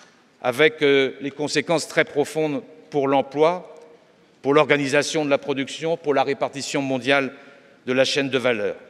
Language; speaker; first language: French; native; French